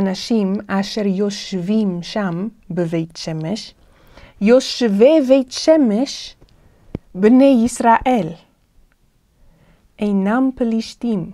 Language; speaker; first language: Hebrew; non-native, fluent; English